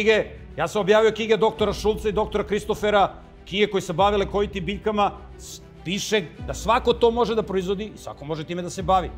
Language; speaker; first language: Serbian; native; Serbian